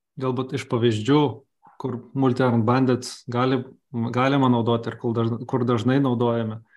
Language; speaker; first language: Lithuanian; non-native, local second language; Russian